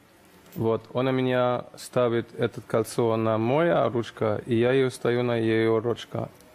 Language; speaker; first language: Russian; non-native, learner; German